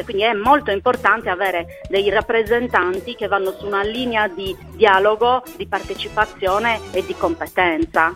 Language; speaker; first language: Italian; native; Italian